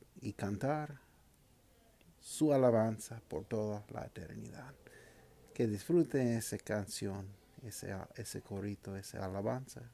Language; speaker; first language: Spanish; non-native, fluent; English